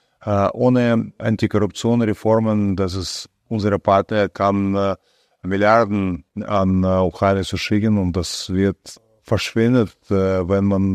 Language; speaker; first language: German; non-native, fluent; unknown